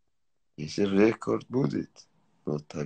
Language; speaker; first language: Russian; non-native, learner; Tajik